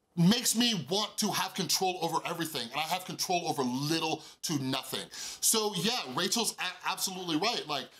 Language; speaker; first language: English; native; English